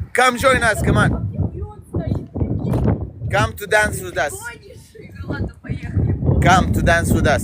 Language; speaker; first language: English; non-native, learner; Arabic